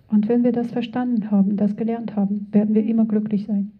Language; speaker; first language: German; non-native, fluent; Russian